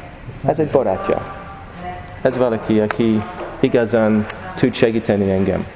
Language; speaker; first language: Hungarian; non-native, learner; English